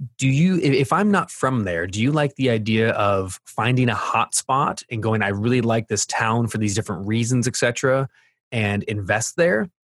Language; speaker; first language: English; native; English